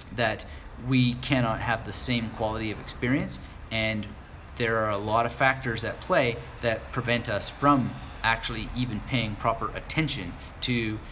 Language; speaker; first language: English; native; English